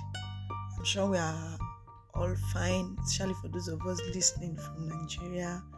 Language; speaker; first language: English; non-native, local second language; Yoruba